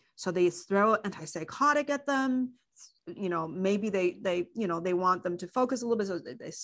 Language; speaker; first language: English; non-native, fluent; Chinese